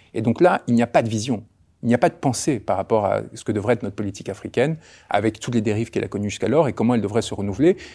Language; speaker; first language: French; early bilingual, other home language; Spanish